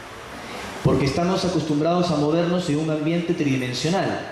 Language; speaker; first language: Spanish; native; Spanish